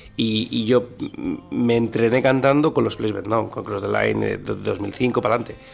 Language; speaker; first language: Spanish; native; Spanish